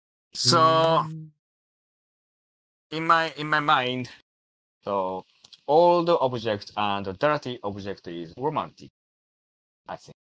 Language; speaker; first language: English; non-native, learner; Japanese